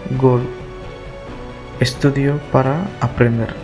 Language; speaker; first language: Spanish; non-native, fluent; Telugu